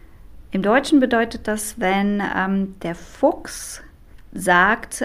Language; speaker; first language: German; non-native, fluent; Romanian